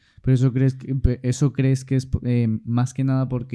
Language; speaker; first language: Spanish; native; Spanish